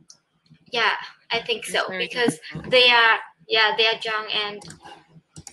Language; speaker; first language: English; non-native, learner; Vietnamese